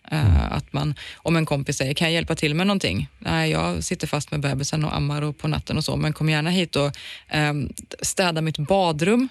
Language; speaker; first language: Swedish; native; Swedish